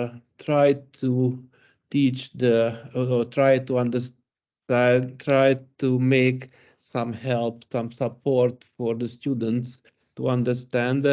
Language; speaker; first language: English; non-native, learner; Hungarian